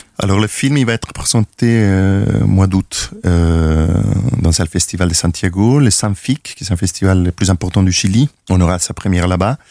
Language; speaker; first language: French; non-native, fluent; Spanish